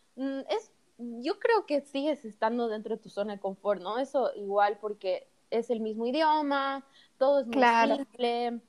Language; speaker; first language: Spanish; native; Spanish